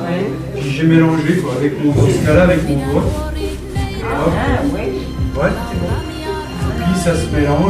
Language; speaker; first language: French; native; French